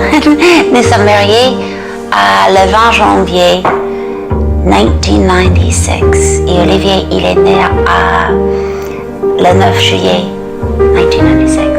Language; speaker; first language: French; non-native, learner; English